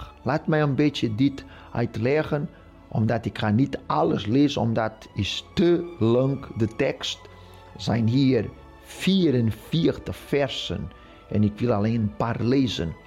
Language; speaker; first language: Dutch; non-native, fluent; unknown